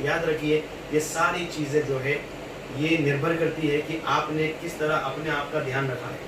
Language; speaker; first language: Hindi; native; Hindi